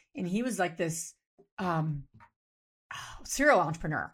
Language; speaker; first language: English; native; English